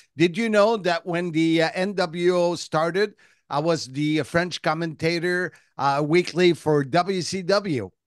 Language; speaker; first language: English; non-native, fluent; French